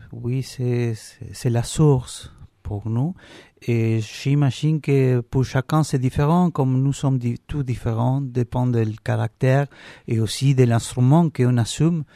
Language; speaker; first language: French; non-native, learner; Spanish